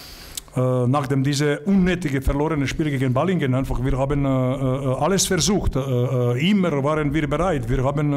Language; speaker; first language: German; non-native, learner; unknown